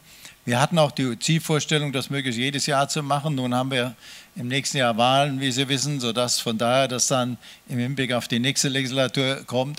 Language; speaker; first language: German; native; German